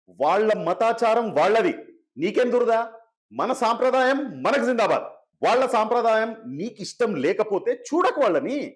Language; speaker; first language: Telugu; native; Telugu